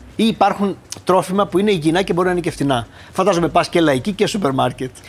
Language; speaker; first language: Greek; native; Greek